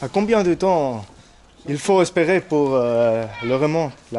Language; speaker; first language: French; non-native, learner; Spanish